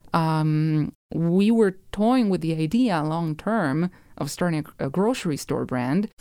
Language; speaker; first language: English; non-native, fluent; Spanish